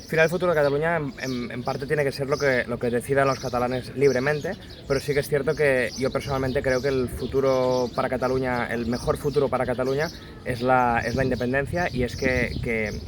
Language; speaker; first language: Spanish; non-native, local second language; Catalan